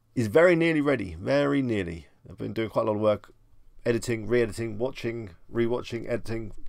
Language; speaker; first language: English; native; English